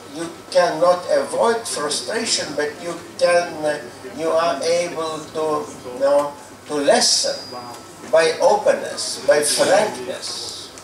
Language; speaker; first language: English; non-native, fluent; Lithuanian